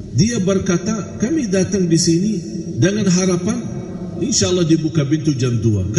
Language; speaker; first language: Malay; non-native, fluent; Arabic